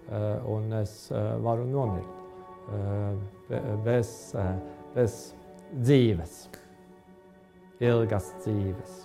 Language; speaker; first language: Latvian; non-native, fluent; Estonian